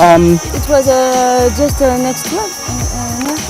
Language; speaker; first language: English; non-native, learner; French